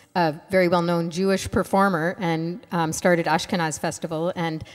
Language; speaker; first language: English; non-native, fluent; Arabic